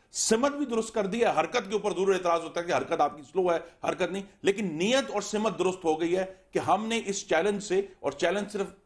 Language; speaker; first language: Urdu; native; Urdu